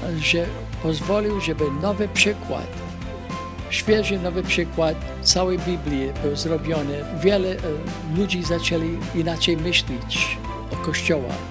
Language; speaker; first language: Polish; early bilingual, heritage; Polish